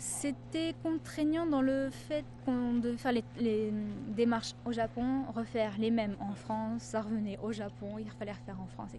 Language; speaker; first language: French; native; French